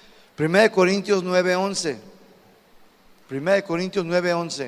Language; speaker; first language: Spanish; native; Spanish